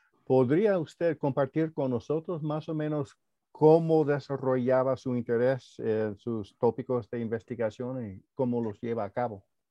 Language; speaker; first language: Spanish; early bilingual, heritage; Spanish